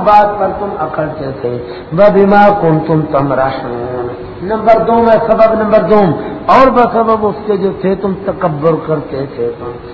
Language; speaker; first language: Urdu; non-native, local second language; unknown